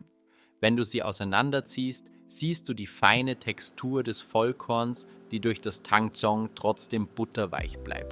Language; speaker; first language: German; native; German